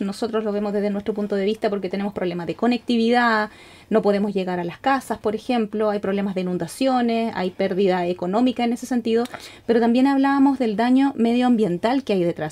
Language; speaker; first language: Spanish; native; Spanish